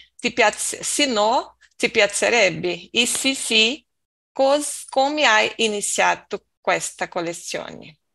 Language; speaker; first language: Italian; non-native, learner; Portuguese